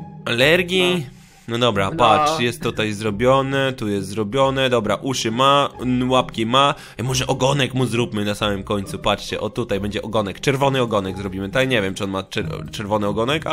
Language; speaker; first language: Polish; native; Polish